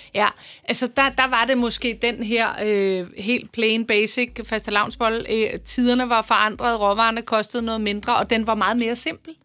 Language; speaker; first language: Danish; native; Danish